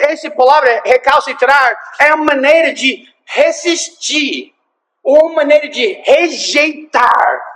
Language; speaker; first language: Portuguese; non-native, fluent; English